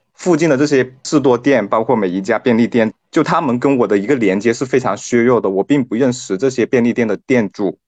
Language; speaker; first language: Chinese; non-native, local second language; Cantonese